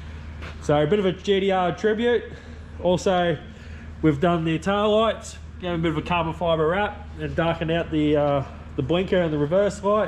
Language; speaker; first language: English; native; English